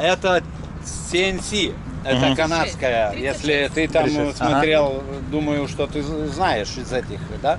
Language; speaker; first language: Russian; non-native, local second language; Lithuanian